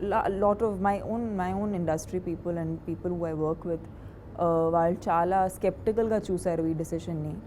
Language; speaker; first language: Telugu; non-native, fluent; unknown